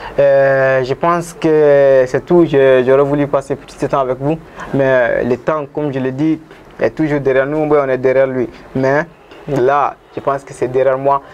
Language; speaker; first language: French; non-native, local second language; Bambara